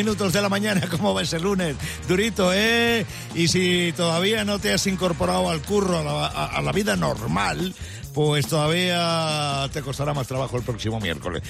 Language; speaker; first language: Spanish; native; Spanish